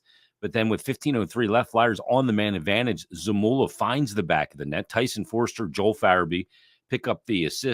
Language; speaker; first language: English; native; English